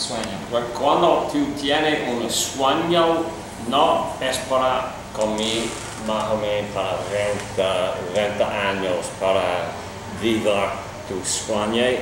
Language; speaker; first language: Spanish; non-native, learner; English